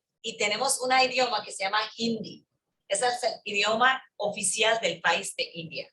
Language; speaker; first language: Spanish; early bilingual, heritage; English